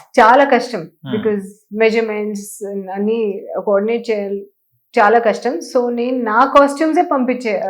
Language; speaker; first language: Telugu; non-native, learner; Hindi